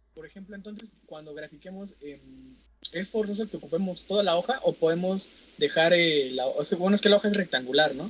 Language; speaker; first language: Spanish; native; Spanish